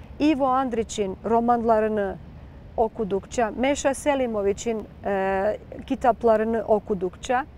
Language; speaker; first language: Turkish; non-native, fluent; Serbian